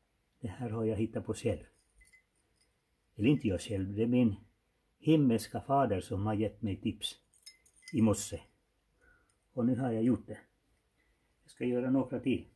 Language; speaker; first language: Swedish; non-native, fluent; Finnish